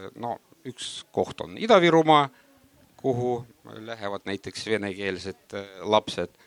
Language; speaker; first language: Estonian; non-native, local second language; Russian